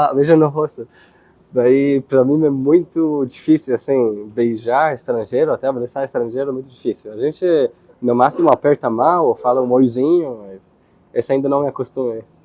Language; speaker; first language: Portuguese; non-native, fluent; Hebrew